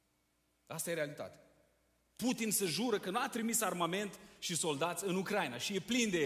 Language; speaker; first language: Romanian; native; Romanian